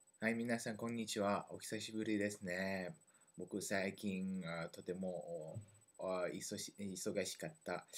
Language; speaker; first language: Japanese; non-native, learner; French